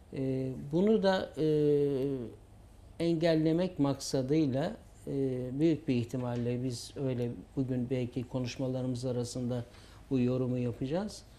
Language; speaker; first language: Turkish; native; Turkish